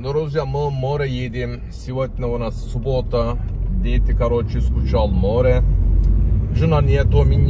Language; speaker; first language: Russian; non-native, learner; Turkish